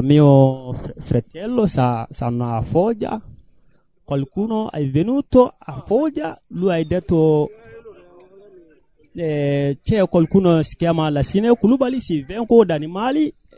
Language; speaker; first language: Italian; non-native, learner; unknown